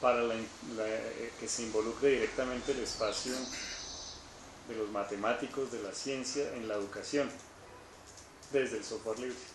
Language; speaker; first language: Spanish; native; Spanish